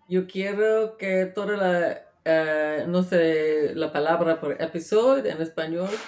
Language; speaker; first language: Spanish; non-native, learner; English